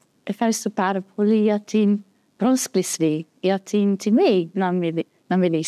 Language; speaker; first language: Greek; non-native, fluent; English